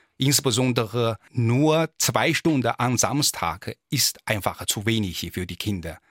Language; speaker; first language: German; non-native, fluent; Chinese